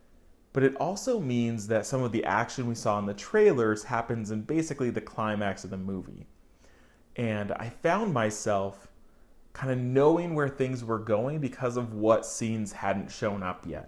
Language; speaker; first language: English; native; English